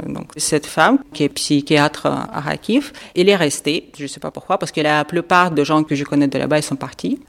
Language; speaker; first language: French; non-native, fluent; Ukrainian